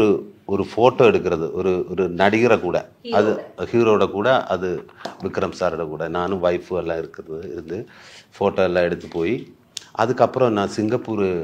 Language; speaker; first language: Tamil; non-native, learner; Malayalam